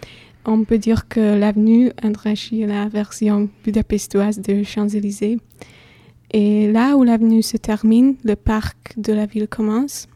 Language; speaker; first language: French; non-native, fluent; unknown